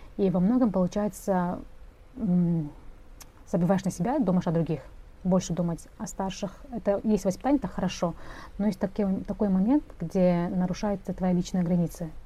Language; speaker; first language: Russian; non-native, local second language; Kazakh